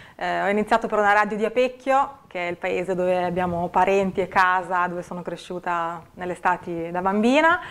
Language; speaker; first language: Italian; native; Italian